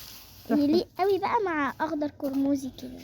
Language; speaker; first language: Arabic; native; Arabic